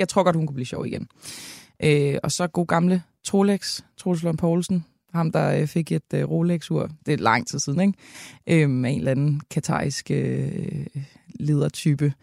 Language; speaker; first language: Danish; native; Danish